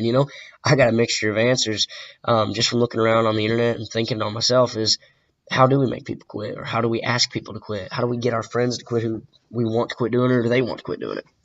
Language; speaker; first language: English; native; English